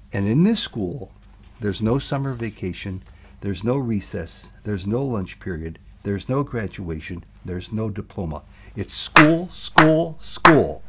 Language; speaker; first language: English; native; English